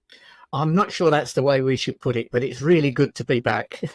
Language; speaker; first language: English; native; English